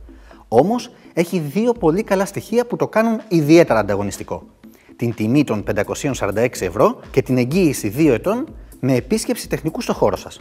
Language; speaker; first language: Greek; native; Greek